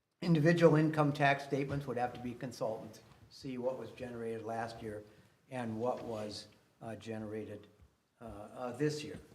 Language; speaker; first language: English; native; English